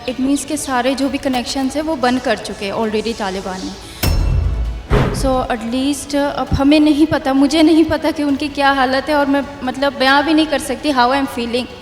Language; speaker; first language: Hindi; non-native, fluent; Persian